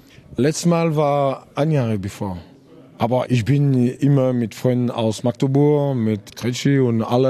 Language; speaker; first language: German; non-native, learner; French